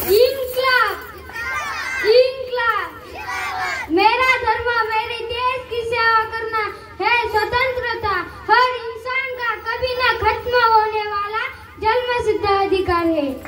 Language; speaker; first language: Hindi; non-native, local second language; Marathi